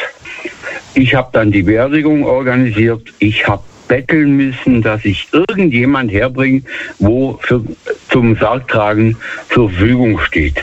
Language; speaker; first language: German; native; German